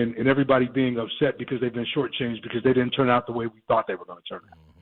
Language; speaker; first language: English; native; English